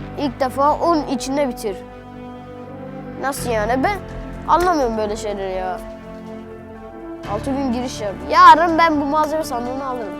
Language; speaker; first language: Turkish; native; Turkish